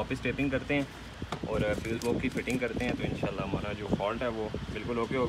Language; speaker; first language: Urdu; native; Urdu